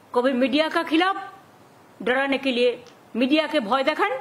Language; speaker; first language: Hindi; non-native, local second language; Bangla